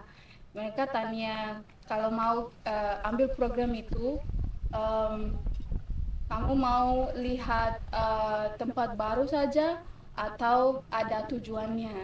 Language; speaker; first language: Indonesian; non-native, learner; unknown